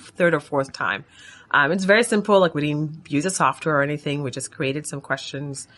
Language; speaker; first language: English; non-native, fluent; Arabic